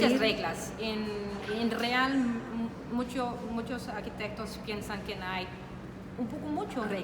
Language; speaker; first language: Spanish; non-native, learner; Danish